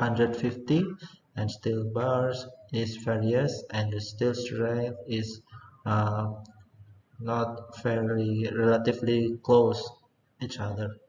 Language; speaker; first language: English; non-native, learner; Indonesian